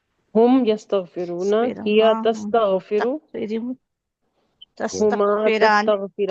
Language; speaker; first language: Arabic; non-native, learner; Urdu